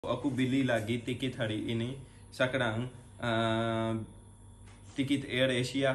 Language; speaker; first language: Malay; non-native, fluent; Urdu